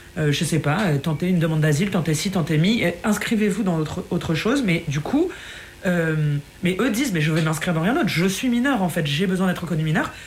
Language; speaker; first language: French; native; French